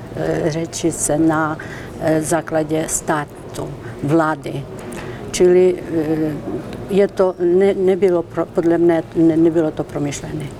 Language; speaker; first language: Czech; non-native, fluent; Ukrainian